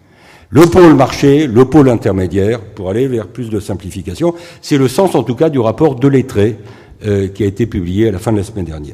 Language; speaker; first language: French; native; French